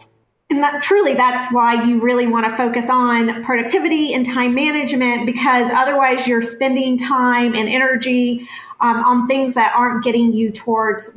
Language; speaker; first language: English; native; English